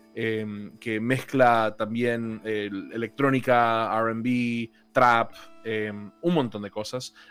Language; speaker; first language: Spanish; native; Spanish